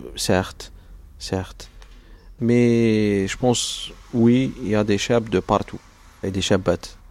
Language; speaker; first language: French; non-native, local second language; Arabic